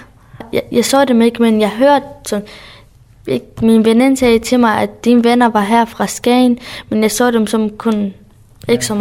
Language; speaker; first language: Danish; early bilingual, other home language; Kurdish